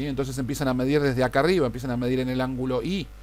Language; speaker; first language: Spanish; native; Spanish